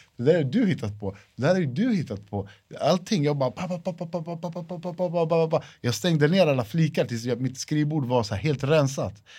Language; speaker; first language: Swedish; native; Swedish